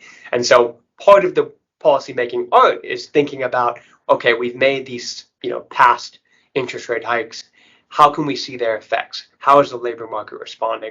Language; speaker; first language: English; native; English